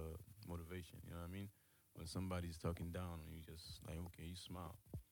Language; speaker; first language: English; early bilingual, other home language; Haitian Creole